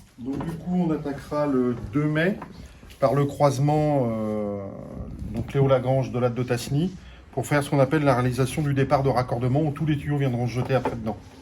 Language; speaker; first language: French; native; French